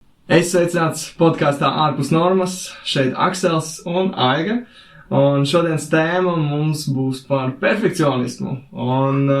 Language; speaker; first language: Latvian; native; Latvian